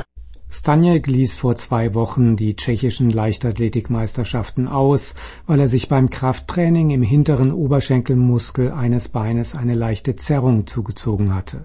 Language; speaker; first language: German; native; German